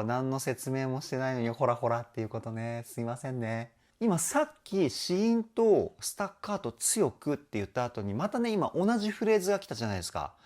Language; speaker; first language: Japanese; native; Japanese